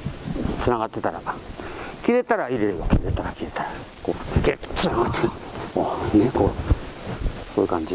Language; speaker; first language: Japanese; native; Japanese